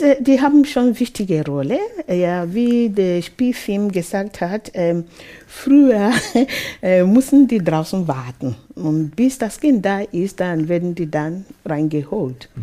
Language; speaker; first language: German; non-native, fluent; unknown